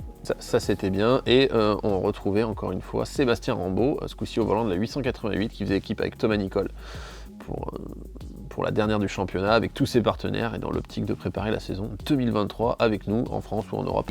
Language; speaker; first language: French; native; French